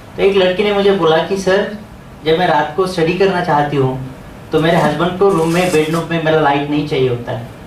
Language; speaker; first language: Hindi; non-native, local second language; Marathi